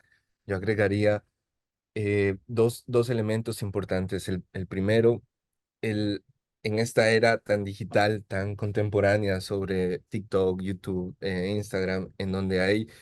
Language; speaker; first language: Spanish; native; Spanish